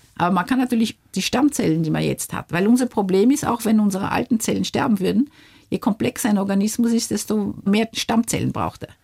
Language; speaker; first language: German; early bilingual, heritage; Luxembourgish